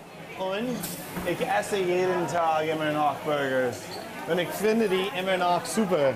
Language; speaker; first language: German; non-native, fluent; English